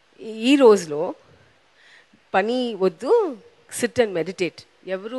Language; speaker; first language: Telugu; non-native, local second language; Tamil